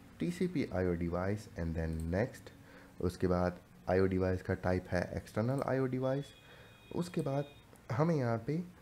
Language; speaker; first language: Hindi; native; Hindi